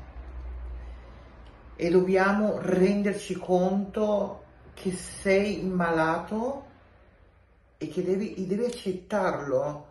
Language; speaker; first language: Italian; non-native, local second language; Spanish